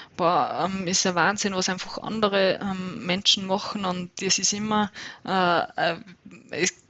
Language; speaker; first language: German; native; German